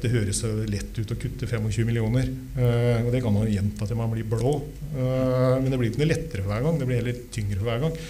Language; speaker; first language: Norwegian; native; Norwegian